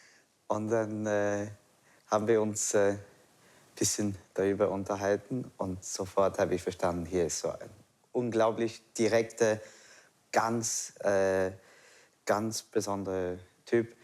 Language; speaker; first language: German; non-native, fluent; English